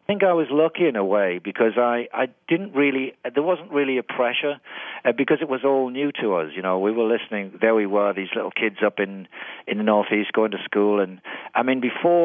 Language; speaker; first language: English; native; English